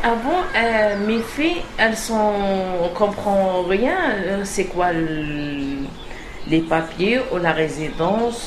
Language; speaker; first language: French; non-native, learner; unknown